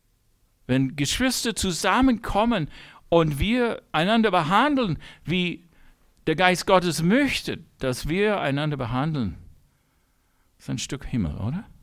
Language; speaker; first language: German; non-native, fluent; English